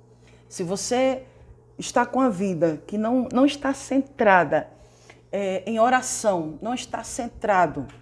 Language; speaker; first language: Portuguese; native; Portuguese